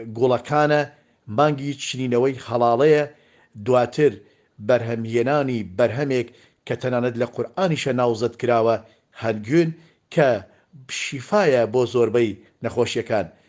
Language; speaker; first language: Central Kurdish; native; Central Kurdish